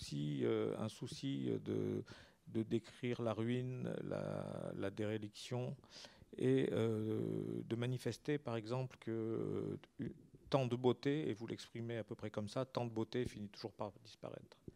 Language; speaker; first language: French; native; French